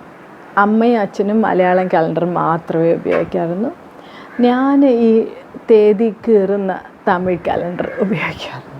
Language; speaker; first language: Malayalam; early bilingual, heritage; Tamil